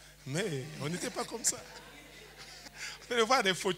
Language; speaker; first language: French; native; French